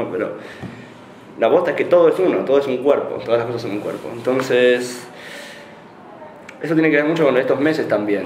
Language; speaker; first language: Spanish; native; Spanish